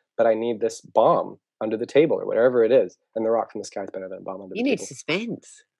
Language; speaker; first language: English; native; English